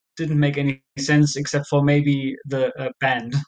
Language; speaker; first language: English; non-native, fluent; German